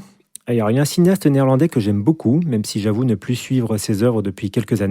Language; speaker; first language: French; native; French